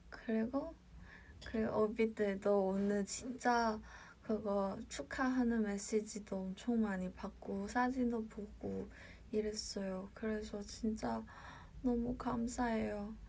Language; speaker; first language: Korean; non-native, fluent; Cantonese